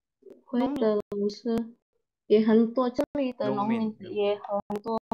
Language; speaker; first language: Chinese; non-native, learner; Indonesian